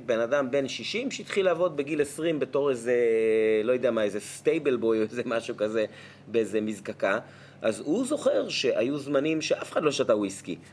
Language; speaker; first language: Hebrew; native; Hebrew